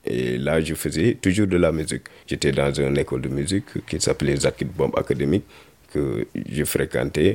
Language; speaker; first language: French; non-native, local second language; Wolof